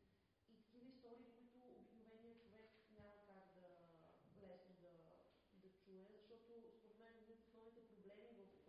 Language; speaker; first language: Bulgarian; native; Bulgarian